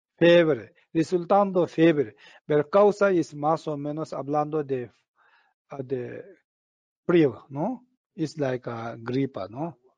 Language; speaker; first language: Spanish; non-native, learner; Tibetan